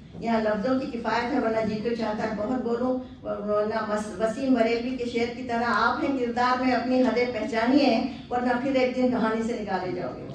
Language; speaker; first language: Urdu; native; Urdu